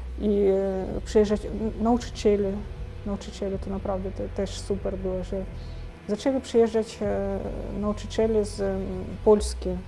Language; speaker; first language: Polish; non-native, fluent; Russian